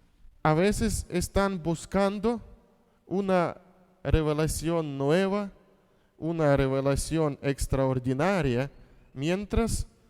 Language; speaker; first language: Spanish; non-native, fluent; Russian